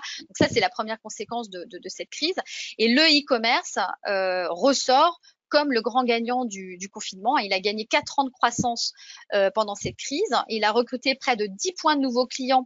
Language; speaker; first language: French; native; French